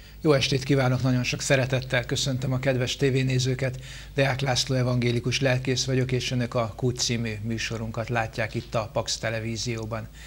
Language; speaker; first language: Hungarian; native; Hungarian